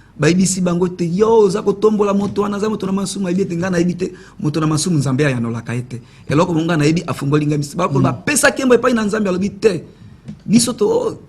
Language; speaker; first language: Lingala; native; Lingala